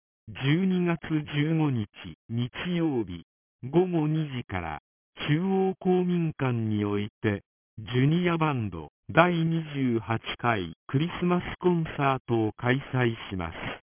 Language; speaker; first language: Japanese; native; Japanese